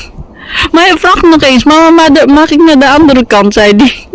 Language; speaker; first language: Dutch; non-native, fluent; Filipino